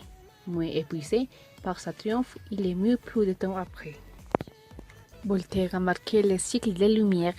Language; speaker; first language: French; non-native, learner; Spanish